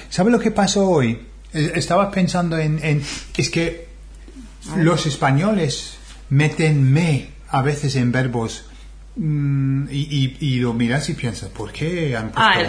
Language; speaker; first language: Spanish; non-native, fluent; English